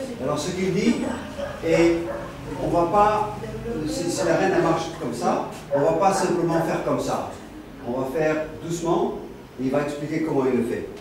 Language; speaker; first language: French; non-native, fluent; Dutch